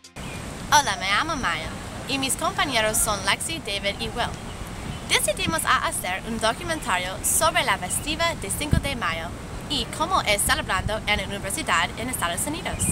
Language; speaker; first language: Spanish; non-native, learner; English